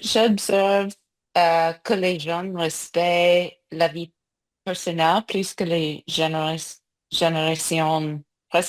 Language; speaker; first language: French; non-native, learner; English